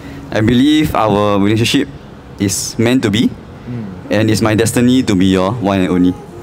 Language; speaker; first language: English; non-native, local second language; Chinese